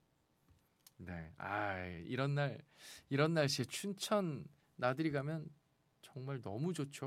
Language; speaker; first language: Korean; native; Korean